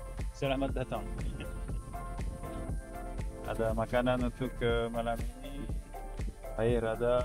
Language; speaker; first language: Indonesian; non-native, fluent; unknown